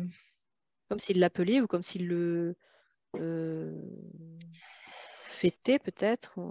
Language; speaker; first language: French; native; French